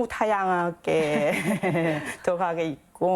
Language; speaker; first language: Korean; non-native, learner; Thai